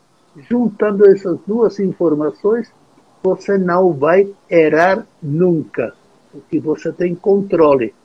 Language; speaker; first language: Portuguese; non-native, fluent; Czech